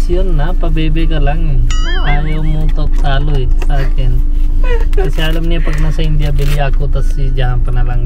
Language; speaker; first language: Filipino; non-native, learner; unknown